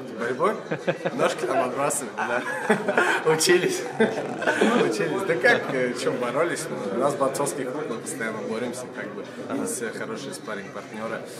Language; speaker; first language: Russian; native; Russian